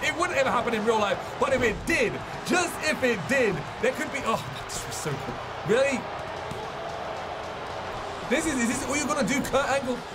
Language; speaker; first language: English; native; English